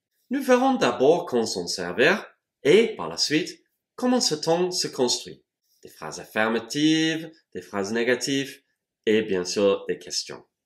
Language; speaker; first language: French; non-native, fluent; English